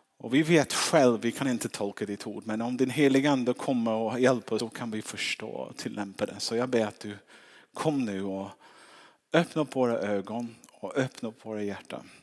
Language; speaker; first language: Swedish; non-native, fluent; English